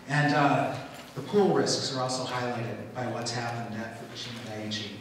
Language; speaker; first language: English; native; English